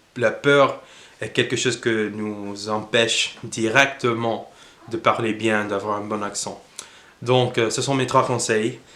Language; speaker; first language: French; non-native, fluent; English